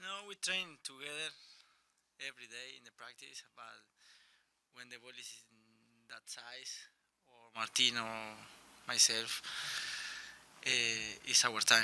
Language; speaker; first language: English; non-native, learner; Spanish